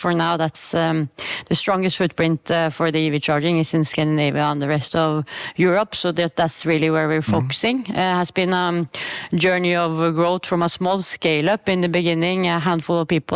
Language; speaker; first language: English; non-native, fluent; Norwegian